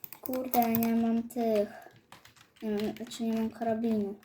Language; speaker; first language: Polish; native; Polish